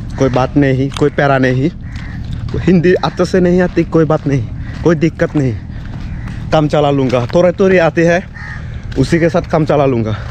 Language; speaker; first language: Hindi; non-native, learner; Chakma